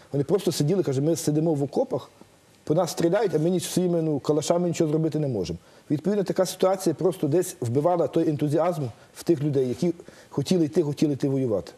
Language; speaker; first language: Ukrainian; native; Ukrainian